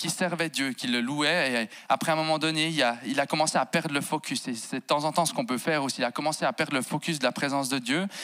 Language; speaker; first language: French; native; French